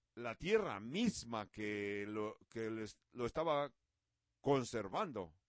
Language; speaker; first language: Spanish; non-native, learner; Dutch